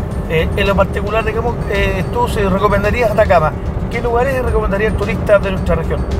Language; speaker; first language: Spanish; native; Spanish